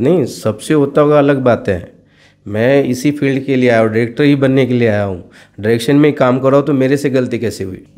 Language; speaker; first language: Hindi; non-native, local second language; Marathi